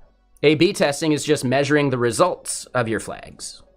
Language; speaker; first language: English; native; English